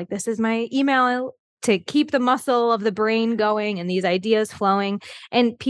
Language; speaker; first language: English; native; English